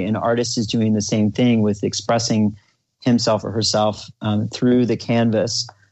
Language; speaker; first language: English; native; English